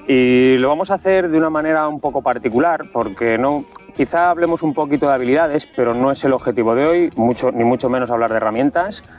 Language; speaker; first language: Spanish; native; Spanish